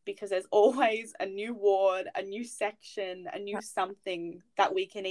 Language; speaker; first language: English; native; English